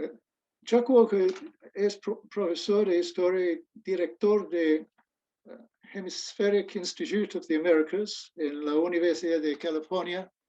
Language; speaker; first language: Spanish; non-native, fluent; English